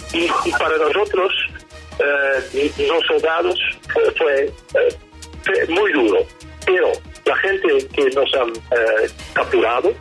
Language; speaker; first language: Spanish; non-native, learner; Dutch